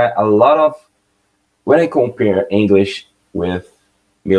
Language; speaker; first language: English; non-native, learner; Portuguese